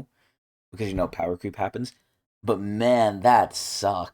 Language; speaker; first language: English; native; English